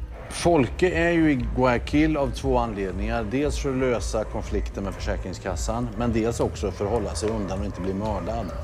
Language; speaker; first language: Swedish; native; Swedish